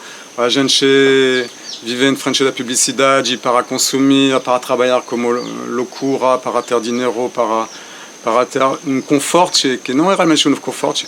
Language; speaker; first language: Portuguese; non-native, fluent; French